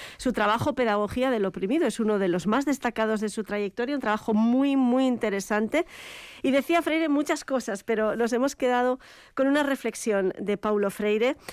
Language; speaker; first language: Spanish; native; Spanish